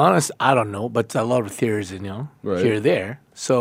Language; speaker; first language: English; non-native, learner; Japanese